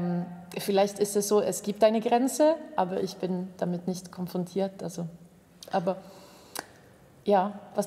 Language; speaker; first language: German; non-native, fluent; Swedish